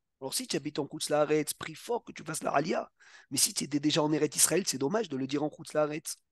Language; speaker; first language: French; native; French